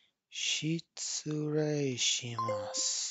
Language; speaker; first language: Japanese; non-native, learner; English